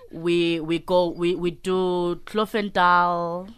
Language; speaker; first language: English; non-native, local second language; Southern Sotho